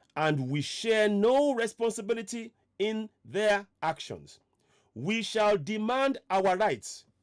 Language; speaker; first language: English; non-native, local second language; Yoruba